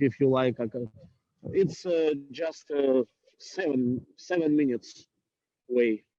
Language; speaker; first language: English; non-native, learner; Russian